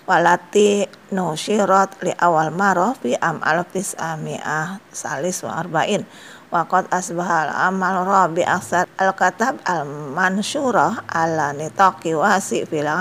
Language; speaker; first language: Arabic; non-native, fluent; Indonesian